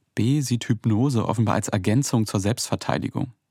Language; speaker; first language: German; native; German